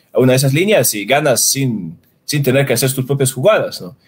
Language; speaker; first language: Spanish; non-native, fluent; Swedish